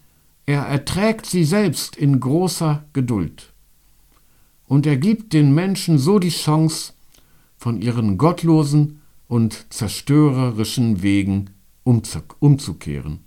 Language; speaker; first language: German; native; German